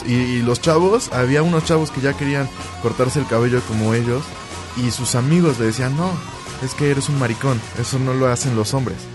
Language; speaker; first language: Spanish; native; Spanish